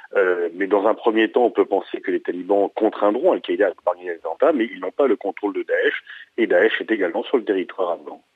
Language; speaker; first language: French; native; French